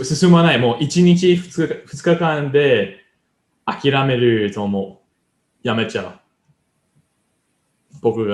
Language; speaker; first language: Japanese; non-native, learner; English